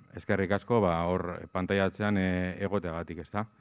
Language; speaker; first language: Basque; native; Basque